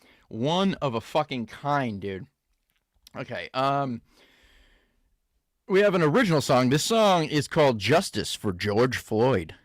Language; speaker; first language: English; native; English